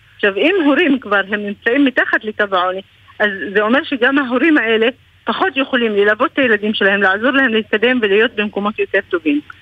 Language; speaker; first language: Hebrew; non-native, local second language; Arabic